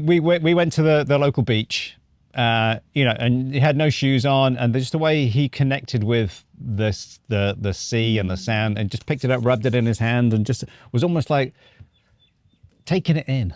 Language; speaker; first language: English; native; English